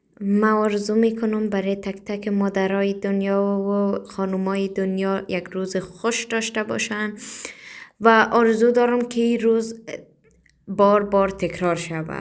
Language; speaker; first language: Persian; early bilingual, heritage; Persian